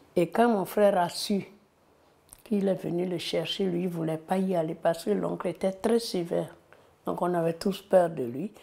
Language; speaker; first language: French; non-native, local second language; Fon